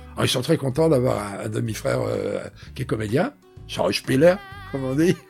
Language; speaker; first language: French; native; French